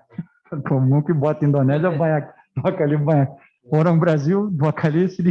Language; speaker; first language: Indonesian; non-native, fluent; Portuguese